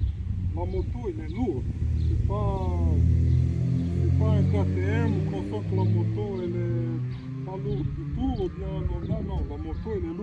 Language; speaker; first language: French; non-native, fluent; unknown